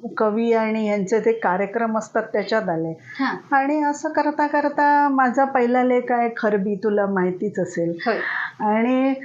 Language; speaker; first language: Marathi; native; Marathi